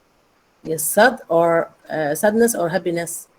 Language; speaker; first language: English; non-native, learner; Arabic